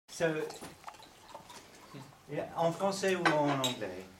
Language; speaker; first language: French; non-native, learner; English